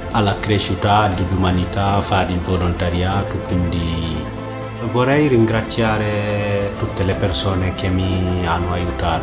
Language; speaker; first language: Italian; non-native, fluent; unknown